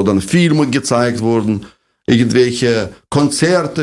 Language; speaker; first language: German; non-native, fluent; Russian